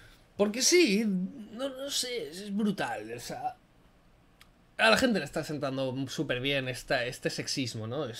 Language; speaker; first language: Spanish; native; Spanish